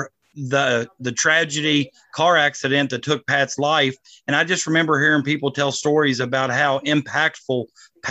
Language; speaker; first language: English; native; English